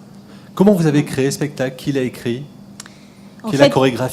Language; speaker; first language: French; native; French